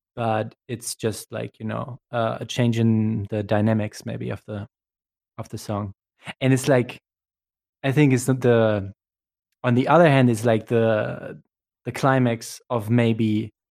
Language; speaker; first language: English; non-native, fluent; German